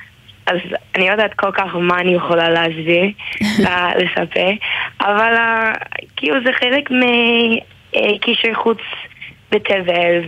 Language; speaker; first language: Hebrew; non-native, learner; English